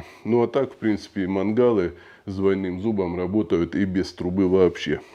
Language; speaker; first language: Russian; native; Russian